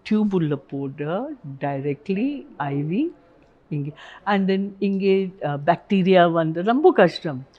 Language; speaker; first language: Tamil; non-native, learner; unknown